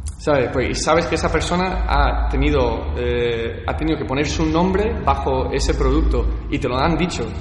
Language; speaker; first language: Spanish; early bilingual, heritage; Spanish